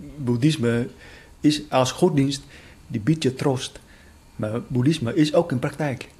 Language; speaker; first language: Dutch; non-native, fluent; Vietnamese